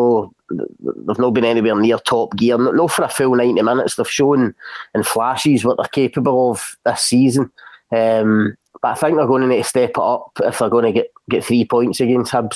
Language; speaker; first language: English; native; English